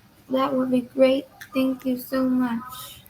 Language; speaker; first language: English; non-native, learner; Vietnamese